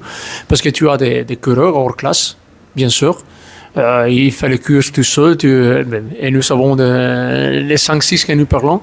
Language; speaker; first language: French; non-native, learner; Italian